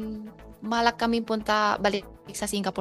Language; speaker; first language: Filipino; non-native, learner; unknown